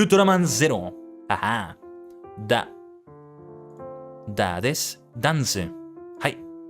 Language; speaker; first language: Japanese; non-native, learner; English